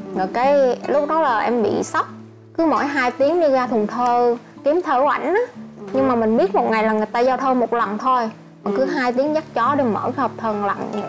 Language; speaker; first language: Vietnamese; native; Vietnamese